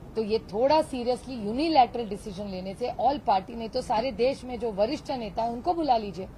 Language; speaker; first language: Hindi; non-native, local second language; Marathi